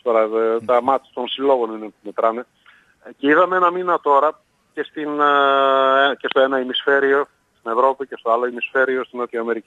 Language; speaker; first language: Greek; native; Greek